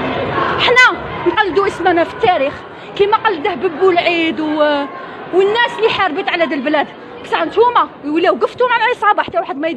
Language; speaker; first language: Arabic; native; Arabic